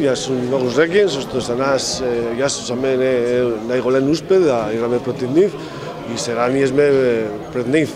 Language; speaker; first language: Macedonian; non-native, fluent; Spanish